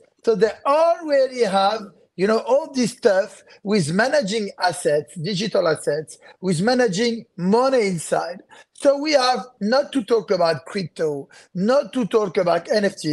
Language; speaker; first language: English; non-native, fluent; French